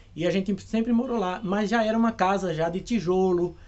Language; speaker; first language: Portuguese; native; Portuguese